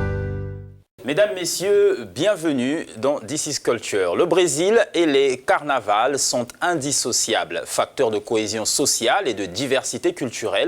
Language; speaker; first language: French; native; French